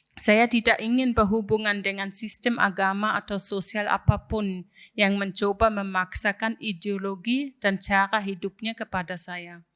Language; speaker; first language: Indonesian; non-native, fluent; German